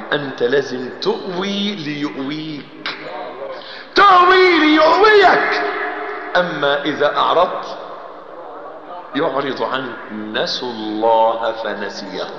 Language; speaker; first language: Arabic; native; Arabic